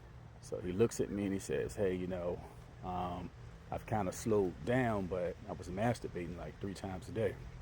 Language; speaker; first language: English; native; English